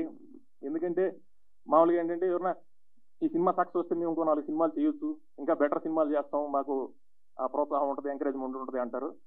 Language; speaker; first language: Telugu; native; Telugu